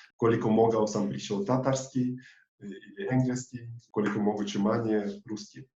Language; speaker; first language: Bosnian; non-native, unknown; Tatar